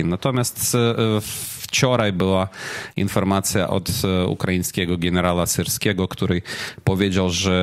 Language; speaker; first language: Polish; non-native, fluent; Ukrainian